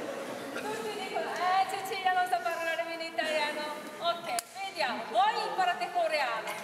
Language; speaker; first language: Italian; non-native, learner; Korean